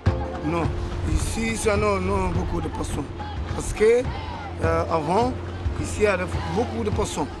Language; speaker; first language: French; non-native, learner; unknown